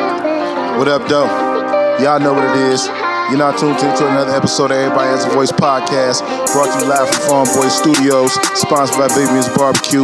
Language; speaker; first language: English; native; English